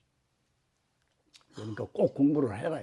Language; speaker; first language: Korean; native; Korean